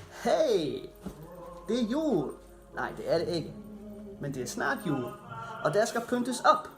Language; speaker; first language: Danish; non-native, fluent; English